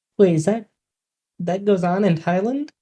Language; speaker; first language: English; native; English